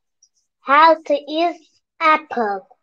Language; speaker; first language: English; non-native, learner; Turkish